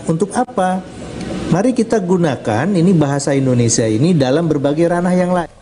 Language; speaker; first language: Indonesian; native; Indonesian